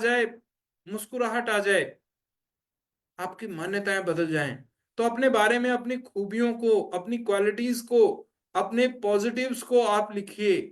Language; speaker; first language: Hindi; native; Hindi